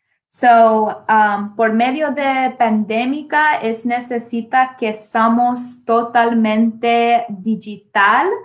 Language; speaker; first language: Spanish; non-native, learner; English